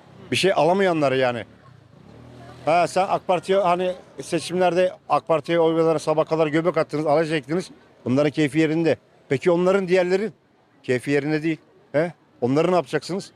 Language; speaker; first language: Turkish; native; Turkish